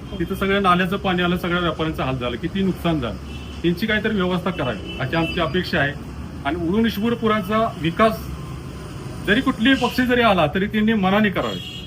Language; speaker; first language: Marathi; native; Marathi